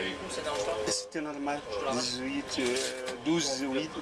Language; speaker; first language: French; non-native, fluent; Arabic